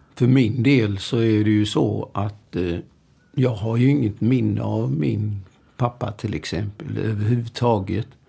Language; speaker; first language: Swedish; early bilingual, other home language; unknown